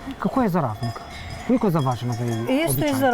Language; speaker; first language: Bosnian; native; Bosnian